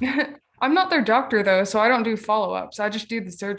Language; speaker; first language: English; native; English